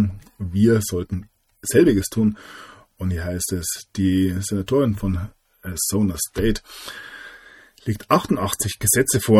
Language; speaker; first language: German; native; German